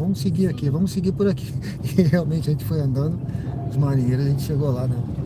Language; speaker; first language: Portuguese; native; Portuguese